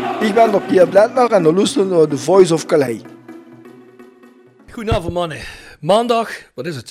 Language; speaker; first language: Dutch; native; Dutch